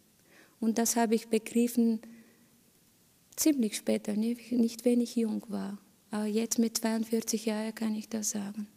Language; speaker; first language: German; non-native, fluent; Bulgarian